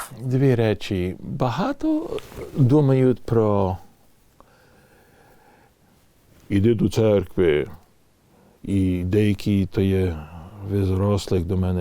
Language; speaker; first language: Ukrainian; early bilingual, heritage; English